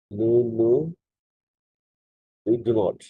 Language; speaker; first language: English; non-native, local second language; Bangla